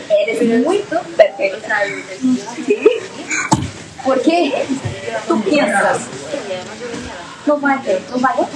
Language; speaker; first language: Spanish; non-native, learner; Portuguese